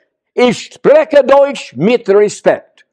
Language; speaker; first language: German; non-native, learner; English